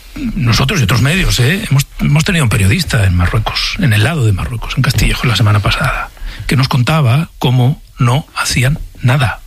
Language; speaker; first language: Spanish; native; Spanish